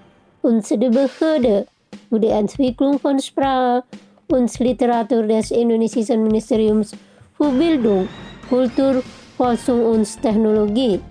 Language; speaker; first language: German; non-native, fluent; Indonesian